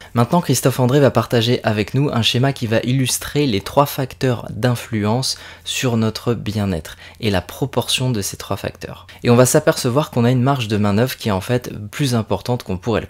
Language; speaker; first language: French; native; French